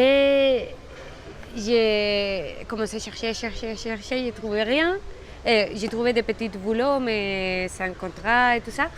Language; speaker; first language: French; non-native, fluent; Spanish